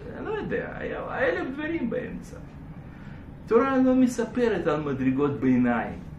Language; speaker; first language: Hebrew; non-native, fluent; Russian